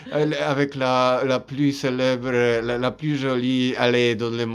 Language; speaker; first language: French; non-native, fluent; Polish